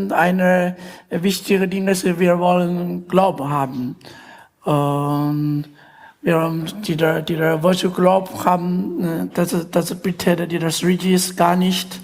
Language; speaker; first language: German; non-native, learner; Chinese